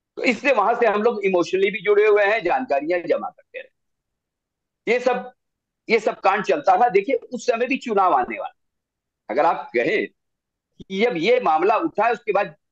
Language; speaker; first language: Hindi; native; Hindi